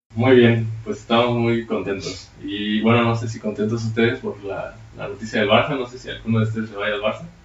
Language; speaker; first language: Spanish; native; Spanish